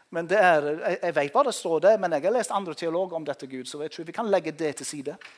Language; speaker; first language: Norwegian; non-native, fluent; English